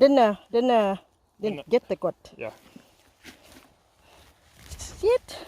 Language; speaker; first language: Swedish; non-native, learner; Thai